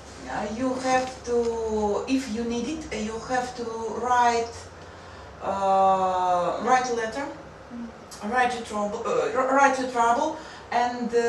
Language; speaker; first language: English; non-native, learner; Russian